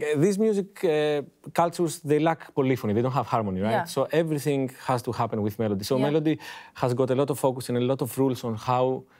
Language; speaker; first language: English; non-native, fluent; Greek